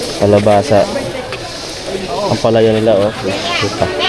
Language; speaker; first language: Filipino; non-native, local second language; Waray